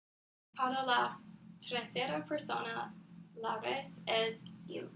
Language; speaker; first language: Spanish; non-native, learner; English